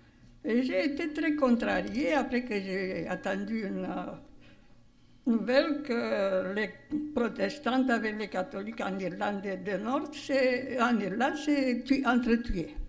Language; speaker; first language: French; non-native, fluent; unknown